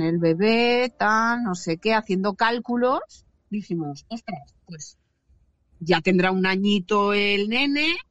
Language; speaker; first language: Spanish; native; Spanish